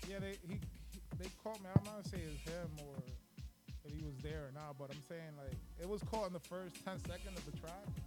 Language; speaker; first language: English; early bilingual, other home language; Spanish